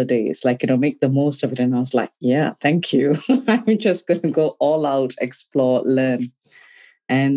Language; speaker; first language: English; non-native, local second language; Tamil